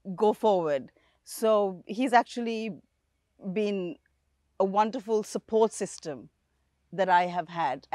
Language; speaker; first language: English; non-native, local second language; Sinhala